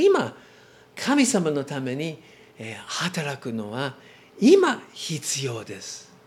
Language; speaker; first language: Japanese; non-native, learner; English